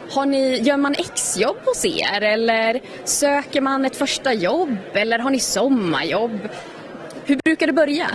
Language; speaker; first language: Swedish; native; Swedish